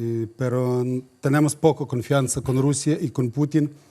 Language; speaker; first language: Spanish; non-native, fluent; Ukrainian